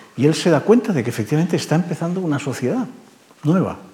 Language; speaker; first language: Spanish; native; Spanish